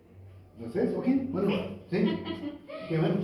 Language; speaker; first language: Spanish; non-native, learner; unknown